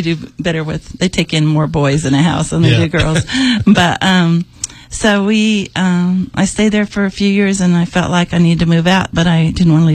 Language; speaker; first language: English; native; English